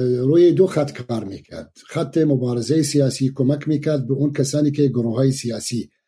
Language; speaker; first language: Persian; non-native, fluent; Arabic